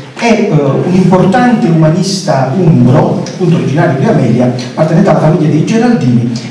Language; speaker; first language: Italian; native; Italian